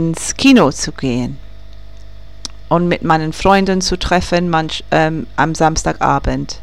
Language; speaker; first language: German; non-native, learner; English